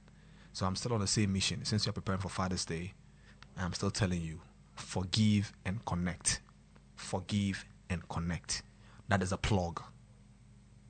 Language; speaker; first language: English; non-native, local second language; Akan